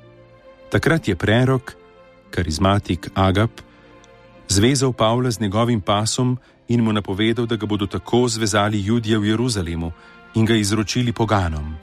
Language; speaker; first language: Slovenian; native; Slovenian